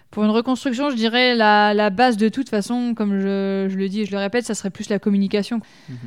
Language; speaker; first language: French; native; French